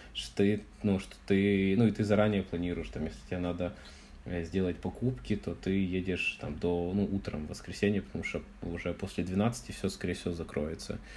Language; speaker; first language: Russian; native; Russian